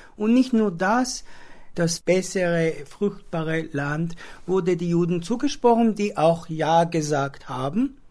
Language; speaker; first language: German; non-native, fluent; Hebrew